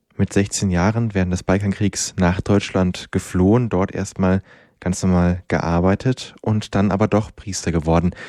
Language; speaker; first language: German; native; German